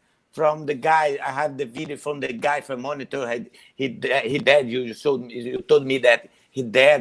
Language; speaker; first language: English; non-native, learner; Portuguese